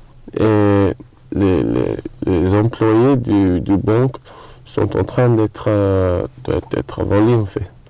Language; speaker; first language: French; non-native, learner; English